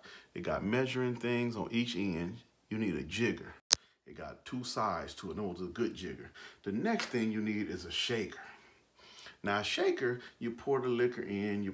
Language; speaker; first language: English; native; English